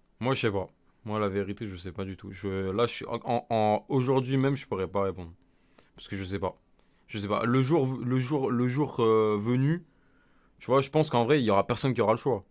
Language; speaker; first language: French; native; French